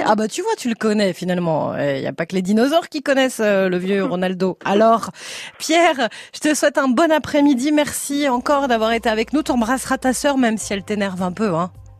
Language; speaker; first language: French; native; French